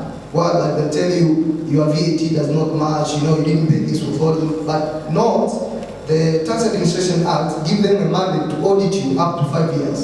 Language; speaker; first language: English; non-native, local second language; Swahili